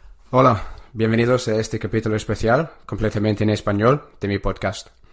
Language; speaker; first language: Spanish; non-native, learner; English